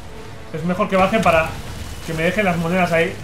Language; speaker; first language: Spanish; native; Spanish